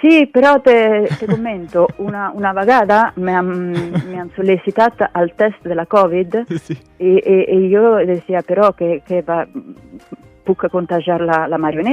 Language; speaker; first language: Catalan; non-native, fluent; Italian